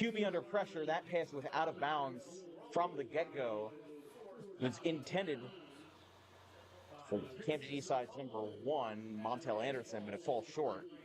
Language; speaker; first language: English; native; English